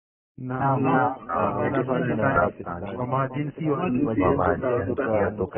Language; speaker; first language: Arabic; non-native, learner; Urdu